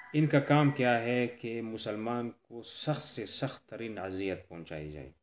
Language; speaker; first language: Urdu; non-native, local second language; Pashto